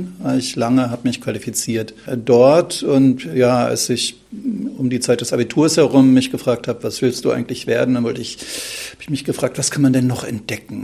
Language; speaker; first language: German; native; German